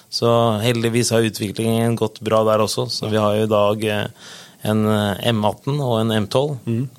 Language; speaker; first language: Norwegian; native; Norwegian